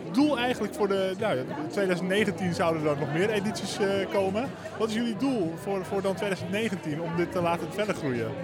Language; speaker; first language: Dutch; native; Dutch